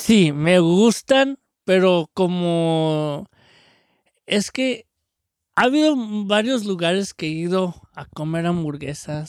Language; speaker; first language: Spanish; early bilingual, heritage; Spanish